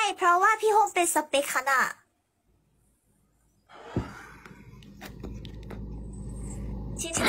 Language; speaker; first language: Thai; early bilingual, other home language; Korean